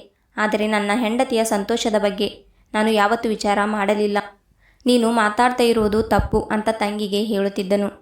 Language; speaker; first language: Kannada; native; Kannada